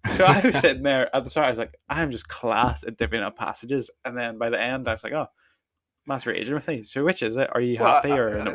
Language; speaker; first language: English; native; English